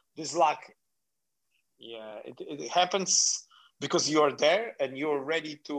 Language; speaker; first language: English; non-native, fluent; Polish